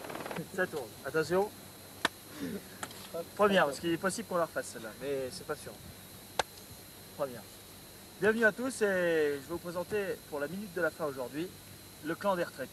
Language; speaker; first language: French; native; French